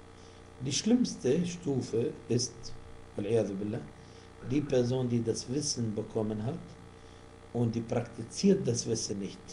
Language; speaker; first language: German; non-native, fluent; Arabic